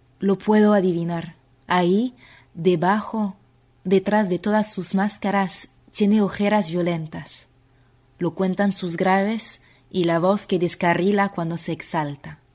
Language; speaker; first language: Spanish; non-native, fluent; French